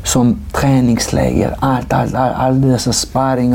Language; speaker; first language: Swedish; non-native, fluent; Georgian